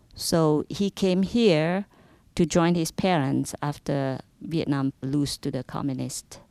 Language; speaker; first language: English; non-native, fluent; Indonesian